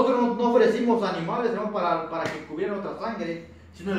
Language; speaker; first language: Spanish; native; Spanish